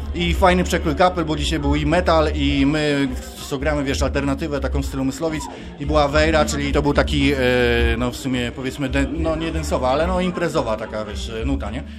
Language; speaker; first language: Polish; native; Polish